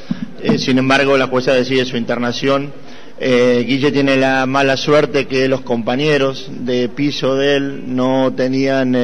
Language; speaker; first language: Spanish; native; Spanish